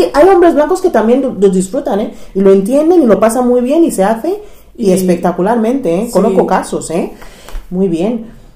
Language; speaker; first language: Spanish; non-native, fluent; English